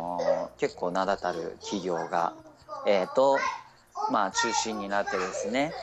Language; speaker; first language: Japanese; native; Japanese